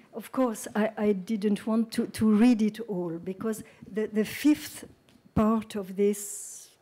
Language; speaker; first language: English; non-native, fluent; French